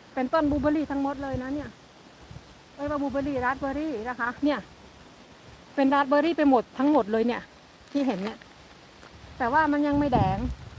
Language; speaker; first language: Thai; native; Thai